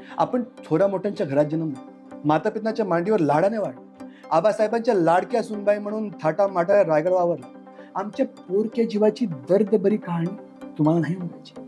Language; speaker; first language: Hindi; non-native, local second language; Marathi